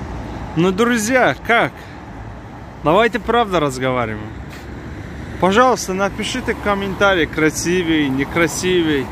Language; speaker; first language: Russian; non-native, learner; Azerbaijani